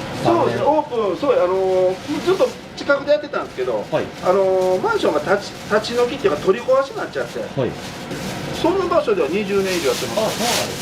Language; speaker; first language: Japanese; native; Japanese